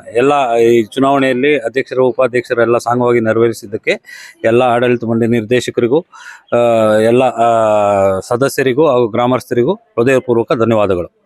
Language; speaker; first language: Kannada; native; Kannada